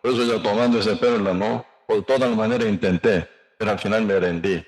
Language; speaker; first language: Spanish; non-native, learner; Korean